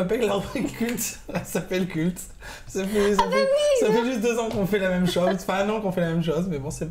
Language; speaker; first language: French; native; French